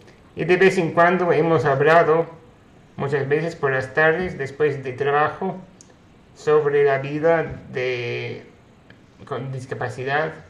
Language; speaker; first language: Spanish; non-native, fluent; English